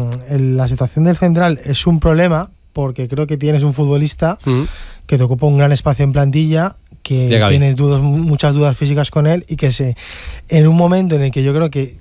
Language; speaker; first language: Spanish; native; Spanish